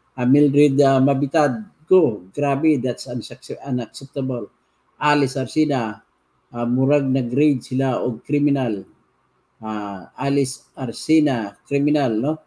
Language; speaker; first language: Filipino; non-native, local second language; Cebuano